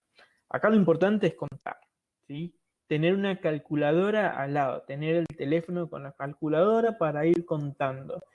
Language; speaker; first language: Spanish; native; Spanish